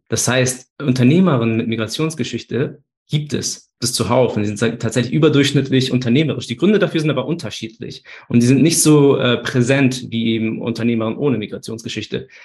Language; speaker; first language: German; early bilingual, other home language; Turkish